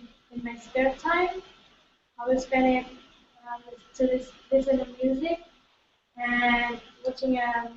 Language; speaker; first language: English; non-native, learner; Indonesian